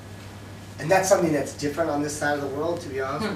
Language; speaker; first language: English; native; English